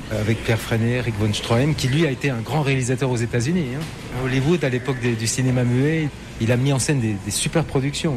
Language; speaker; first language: French; native; French